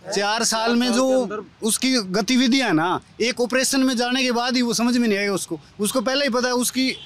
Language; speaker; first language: Hindi; native; Hindi